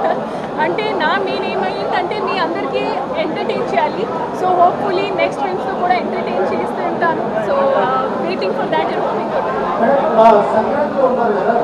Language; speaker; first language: Telugu; non-native, fluent; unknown